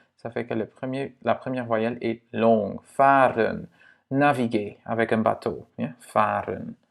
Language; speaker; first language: French; non-native, fluent; Dutch